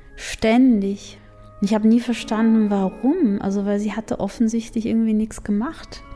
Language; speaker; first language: German; early bilingual, other home language; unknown